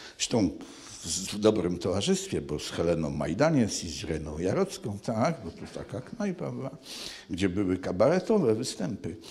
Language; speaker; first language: Polish; native; Polish